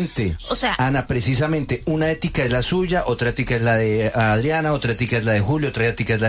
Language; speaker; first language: Spanish; native; Spanish